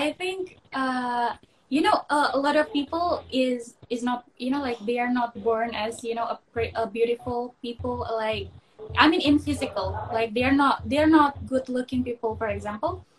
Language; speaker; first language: English; non-native, local second language; Indonesian